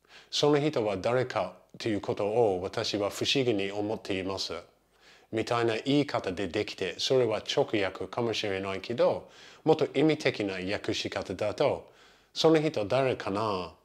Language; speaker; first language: Japanese; non-native, fluent; English